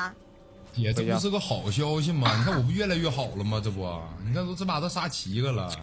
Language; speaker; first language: Chinese; native; Chinese